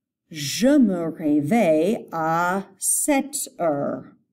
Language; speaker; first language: French; non-native, fluent; English